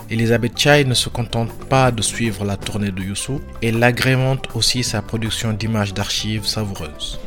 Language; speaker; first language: French; non-native, local second language; Wolof